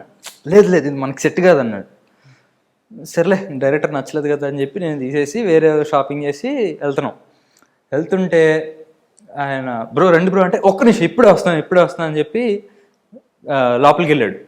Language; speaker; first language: Telugu; native; Telugu